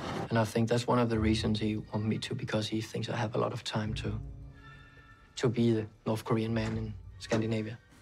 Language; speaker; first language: English; non-native, fluent; Danish